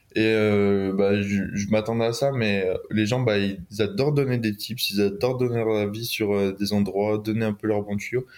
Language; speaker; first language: French; native; French